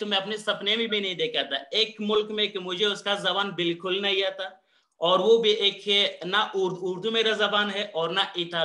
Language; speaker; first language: Hindi; non-native, learner; Persian